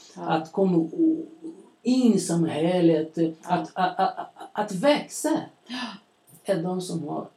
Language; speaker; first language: Swedish; non-native, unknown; Portuguese